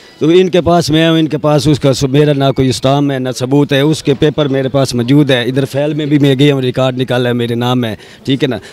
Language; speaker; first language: Urdu; non-native, local second language; Punjabi